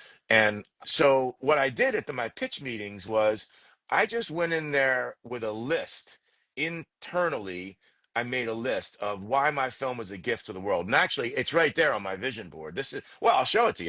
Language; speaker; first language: English; native; English